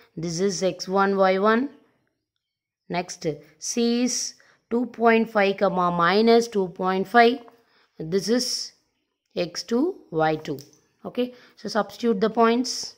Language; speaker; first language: English; non-native, local second language; Tamil